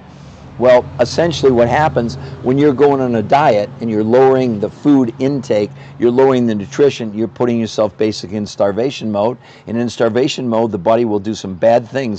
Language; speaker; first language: English; native; English